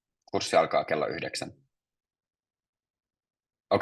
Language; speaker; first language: Finnish; non-native, fluent; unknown